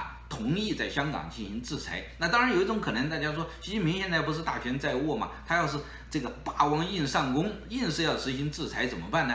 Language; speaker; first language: Chinese; native; Chinese